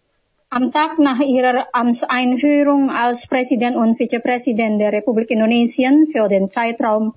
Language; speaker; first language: German; non-native, fluent; Indonesian